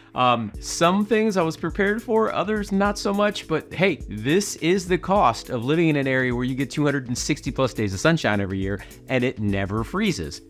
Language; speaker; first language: English; native; English